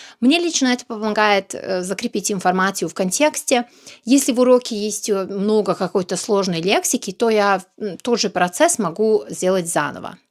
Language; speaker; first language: Russian; non-native, fluent; Serbian